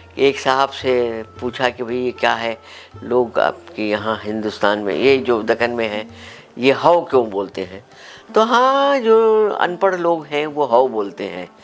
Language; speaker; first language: Urdu; native; Urdu